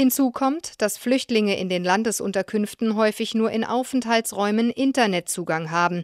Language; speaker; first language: German; native; German